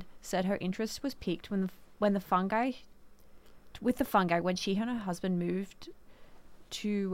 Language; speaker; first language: English; native; English